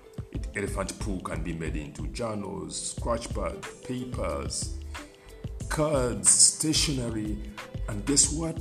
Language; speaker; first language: English; non-native, local second language; Ganda